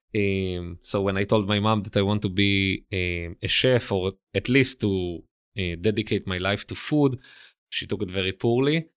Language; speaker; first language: English; non-native, fluent; Hebrew